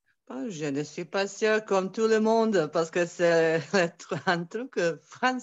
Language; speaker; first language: French; non-native, learner; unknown